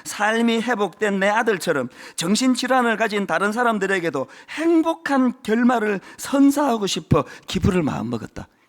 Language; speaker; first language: Korean; native; Korean